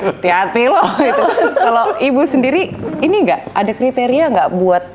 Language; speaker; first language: Indonesian; native; Indonesian